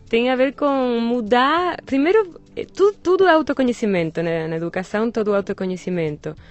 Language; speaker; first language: Portuguese; non-native, fluent; Spanish